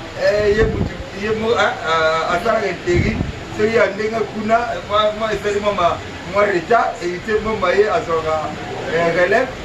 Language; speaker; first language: Lingala; native; Lingala